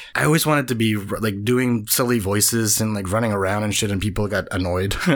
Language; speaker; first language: English; non-native, fluent; Spanish